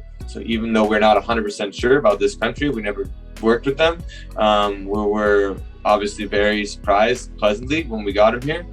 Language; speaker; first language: English; native; English